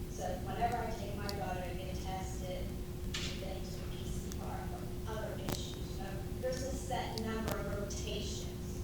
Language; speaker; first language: English; early bilingual, other home language; Italian